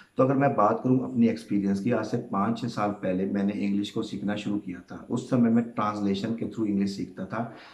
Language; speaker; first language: Hindi; native; Hindi